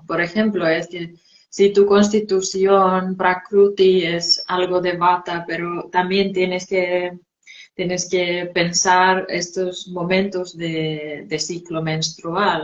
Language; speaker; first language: Spanish; non-native, fluent; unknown